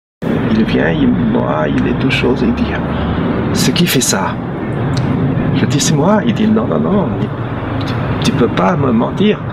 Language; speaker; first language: French; non-native, learner; Chinese